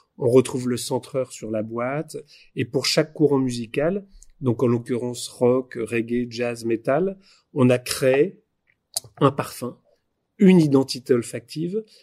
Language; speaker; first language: French; native; French